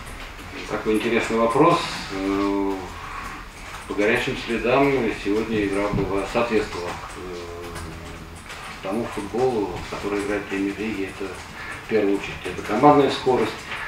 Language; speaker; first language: Russian; native; Russian